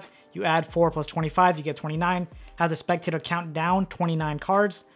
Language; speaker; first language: English; native; English